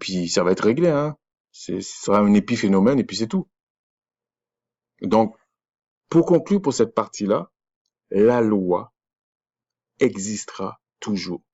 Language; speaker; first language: French; native; French